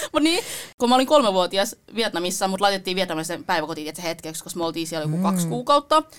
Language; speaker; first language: Finnish; early bilingual, other home language; Vietnamese